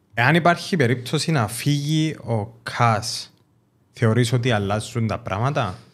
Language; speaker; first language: Greek; native; Greek